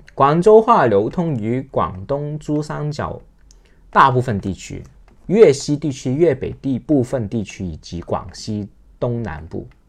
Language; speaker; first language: Chinese; non-native, local second language; Cantonese